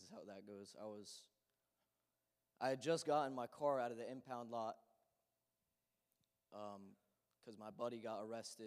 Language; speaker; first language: English; native; English